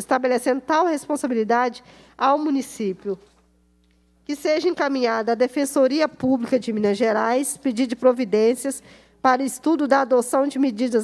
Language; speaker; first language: Portuguese; native; Portuguese